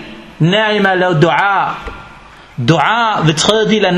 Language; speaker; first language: Danish; non-native, fluent; Arabic